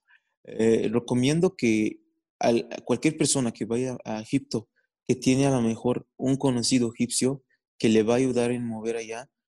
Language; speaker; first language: Spanish; non-native, fluent; Arabic